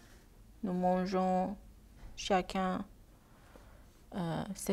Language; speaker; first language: French; non-native, learner; Persian